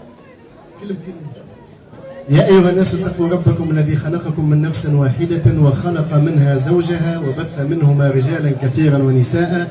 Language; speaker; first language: Arabic; native; Arabic